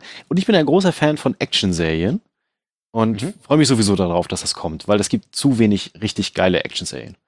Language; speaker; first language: German; native; German